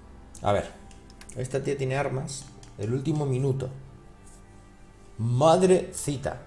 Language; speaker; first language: Spanish; native; Spanish